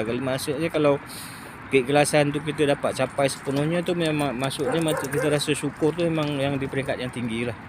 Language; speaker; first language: Malay; native; Malay